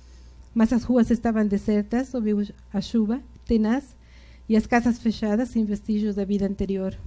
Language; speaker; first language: Portuguese; non-native, fluent; Spanish